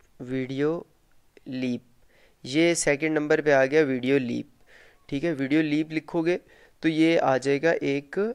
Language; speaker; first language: Hindi; native; Hindi